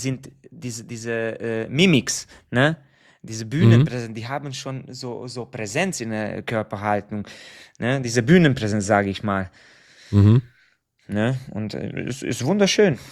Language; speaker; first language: German; non-native, fluent; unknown